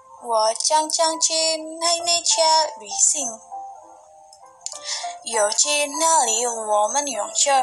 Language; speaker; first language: Chinese; non-native, learner; Indonesian